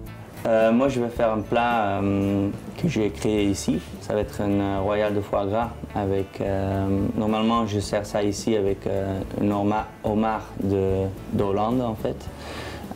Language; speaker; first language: French; non-native, fluent; Dutch